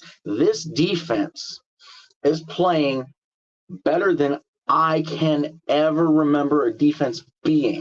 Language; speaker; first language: English; native; English